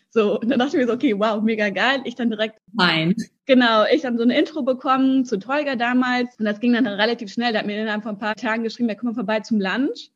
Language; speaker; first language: German; early bilingual, other home language; Russian